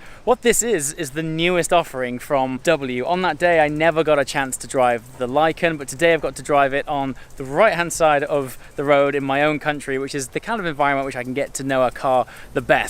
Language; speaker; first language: English; native; English